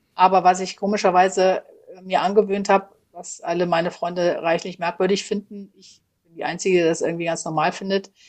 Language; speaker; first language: German; native; German